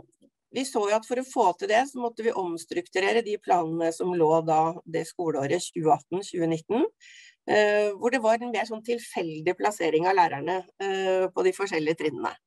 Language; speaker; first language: Norwegian; native; Norwegian